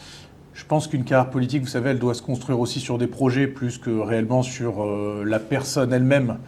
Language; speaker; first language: French; native; French